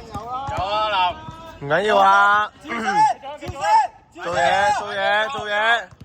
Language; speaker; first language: Chinese; native; Chinese